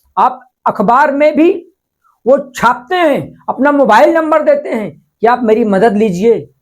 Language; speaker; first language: Hindi; non-native, local second language; Marathi